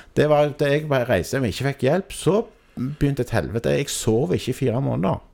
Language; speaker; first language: Norwegian; native; Norwegian